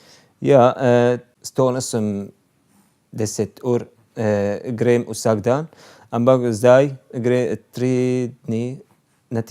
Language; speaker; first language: Slovenian; non-native, learner; Arabic